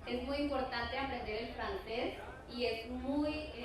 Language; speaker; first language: Spanish; native; Spanish